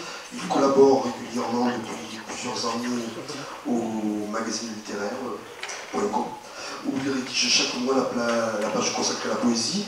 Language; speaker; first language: French; native; French